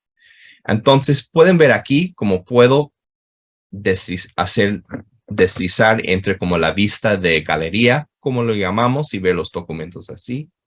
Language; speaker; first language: Spanish; non-native, fluent; English